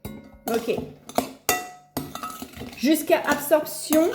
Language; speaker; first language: French; native; French